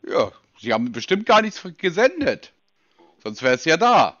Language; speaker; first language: German; native; German